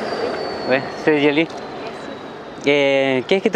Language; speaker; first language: French; non-native, learner; Spanish